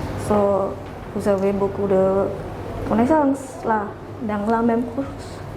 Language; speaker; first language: French; non-native, learner; Indonesian